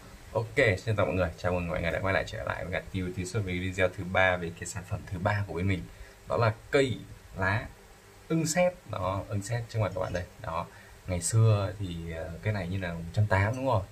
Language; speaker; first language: Vietnamese; native; Vietnamese